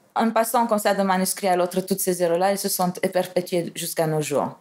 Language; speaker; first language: French; non-native, fluent; Romanian